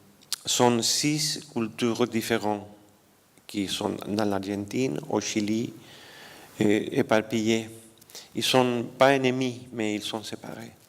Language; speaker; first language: French; non-native, fluent; Spanish